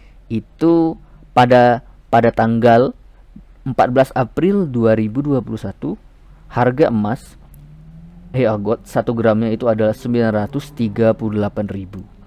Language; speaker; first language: Indonesian; native; Indonesian